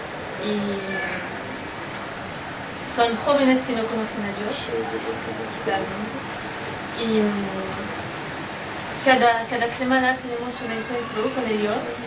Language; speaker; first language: Spanish; non-native, learner; French